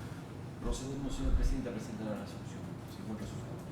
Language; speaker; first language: Spanish; native; Spanish